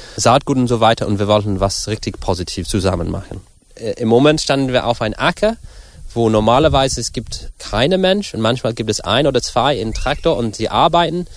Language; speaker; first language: German; non-native, fluent; English